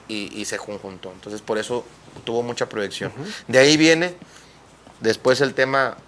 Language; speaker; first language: Spanish; native; Spanish